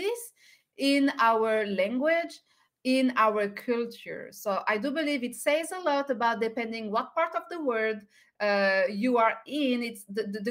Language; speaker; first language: English; non-native, fluent; French